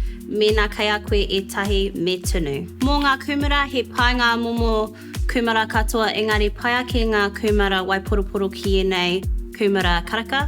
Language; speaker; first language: Māori; non-native, local second language; English